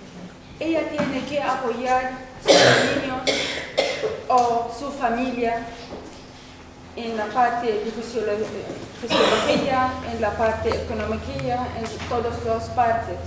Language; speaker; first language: Spanish; non-native, learner; Arabic